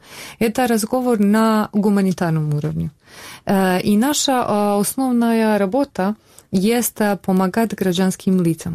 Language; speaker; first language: Russian; non-native, learner; Bosnian